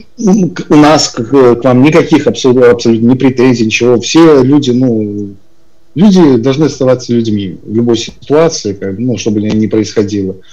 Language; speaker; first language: Russian; native; Russian